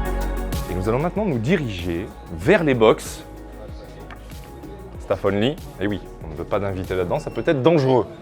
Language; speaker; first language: French; native; French